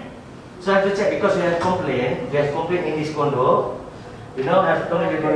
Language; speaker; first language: English; non-native, learner; Malay